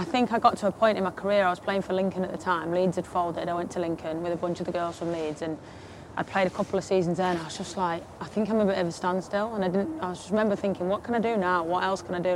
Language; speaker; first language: English; native; English